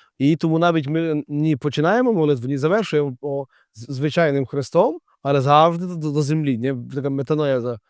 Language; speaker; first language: Ukrainian; native; Ukrainian